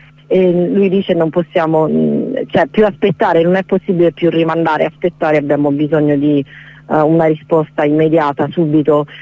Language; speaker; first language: Italian; native; Italian